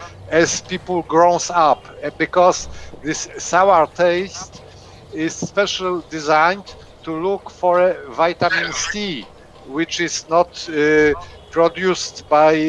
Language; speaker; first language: English; non-native, fluent; Polish